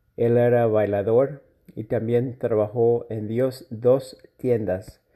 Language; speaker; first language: Spanish; non-native, learner; English